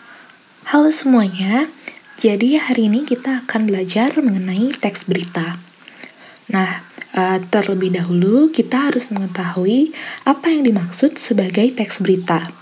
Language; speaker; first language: Indonesian; native; Indonesian